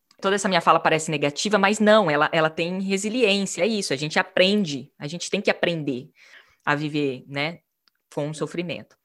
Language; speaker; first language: Portuguese; native; Portuguese